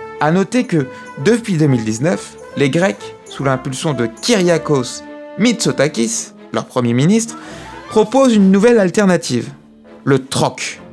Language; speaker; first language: French; native; French